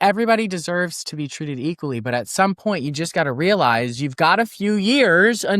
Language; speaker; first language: English; native; English